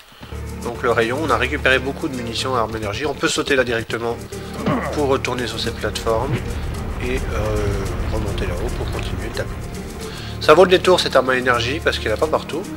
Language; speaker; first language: French; native; French